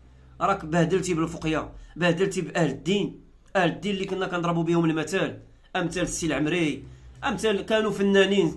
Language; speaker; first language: Arabic; native; Arabic